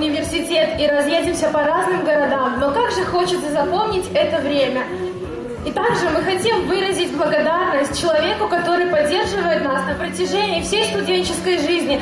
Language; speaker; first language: Russian; native; Russian